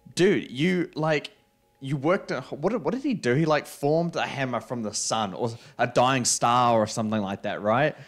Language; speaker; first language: English; native; English